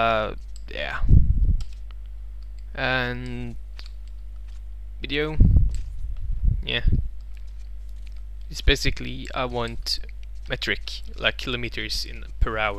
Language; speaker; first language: English; non-native, fluent; Norwegian